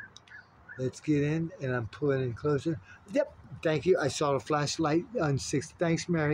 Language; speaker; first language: English; native; English